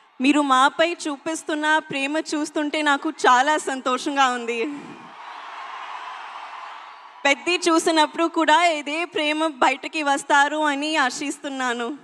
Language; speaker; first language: Telugu; non-native, learner; Hindi